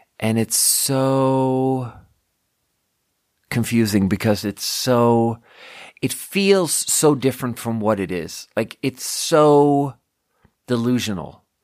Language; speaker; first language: English; native; English